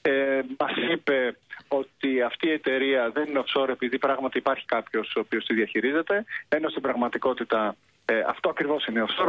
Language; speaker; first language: Greek; native; Greek